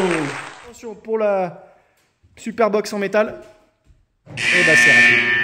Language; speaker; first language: French; native; French